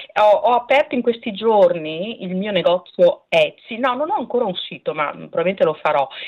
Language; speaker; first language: Italian; native; Italian